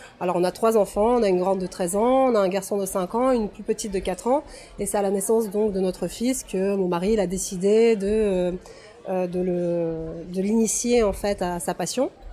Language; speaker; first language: French; non-native, fluent; Russian